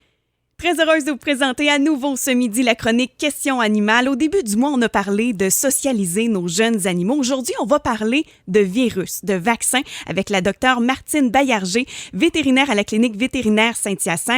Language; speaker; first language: French; native; French